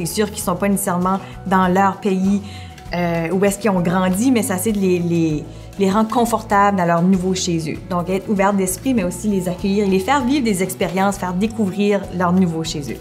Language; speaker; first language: French; native; French